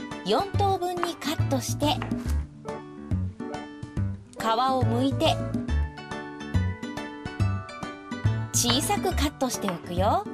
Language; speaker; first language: Japanese; native; Japanese